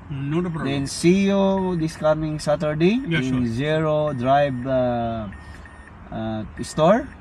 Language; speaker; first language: English; non-native, learner; Filipino